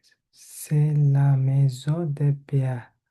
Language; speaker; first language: French; non-native, learner; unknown